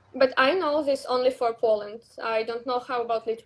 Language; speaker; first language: English; non-native, learner; Russian